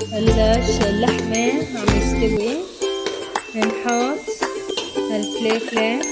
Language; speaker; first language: Arabic; native; Arabic